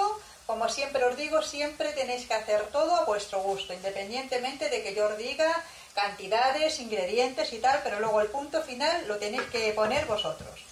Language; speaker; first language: Spanish; native; Spanish